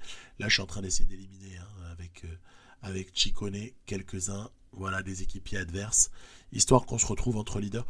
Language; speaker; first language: French; native; French